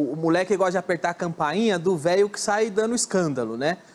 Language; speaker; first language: Portuguese; native; Portuguese